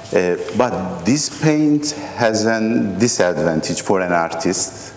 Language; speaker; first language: English; non-native, fluent; Turkish